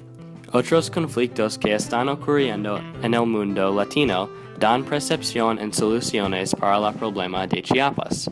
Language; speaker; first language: Spanish; non-native, learner; English